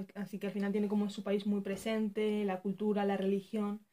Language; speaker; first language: Spanish; early bilingual, other home language; Arabic